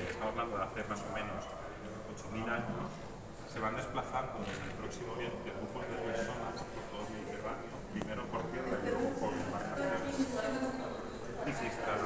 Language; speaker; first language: Spanish; native; Spanish